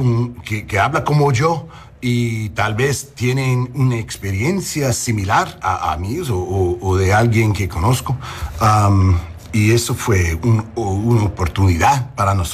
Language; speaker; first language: Spanish; non-native, learner; English